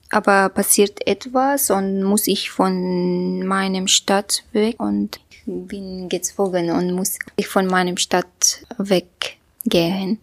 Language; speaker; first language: German; non-native, learner; Kurdish